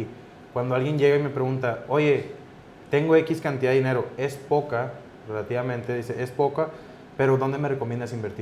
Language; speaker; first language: Spanish; native; Spanish